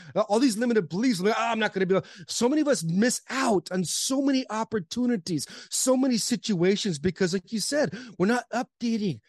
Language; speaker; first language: English; native; English